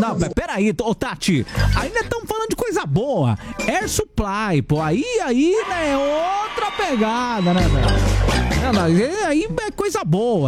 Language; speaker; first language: Portuguese; native; Portuguese